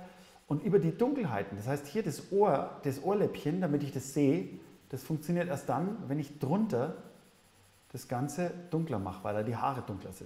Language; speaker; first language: German; native; German